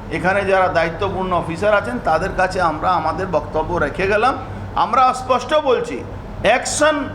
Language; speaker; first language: Bangla; non-native, local second language; Hindi